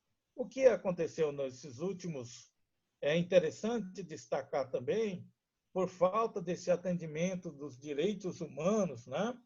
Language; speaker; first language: Portuguese; non-native, local second language; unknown